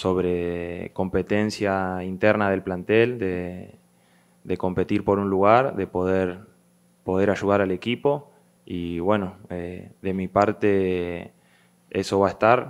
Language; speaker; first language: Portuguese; non-native, learner; Spanish